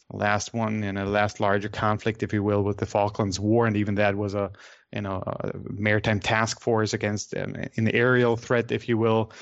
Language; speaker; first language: English; non-native, fluent; German